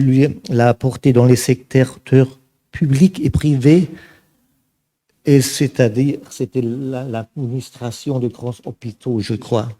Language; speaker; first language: French; non-native, fluent; German